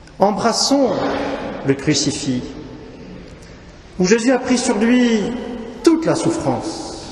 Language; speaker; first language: French; native; French